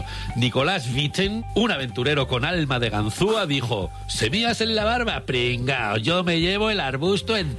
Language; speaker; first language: Spanish; native; Spanish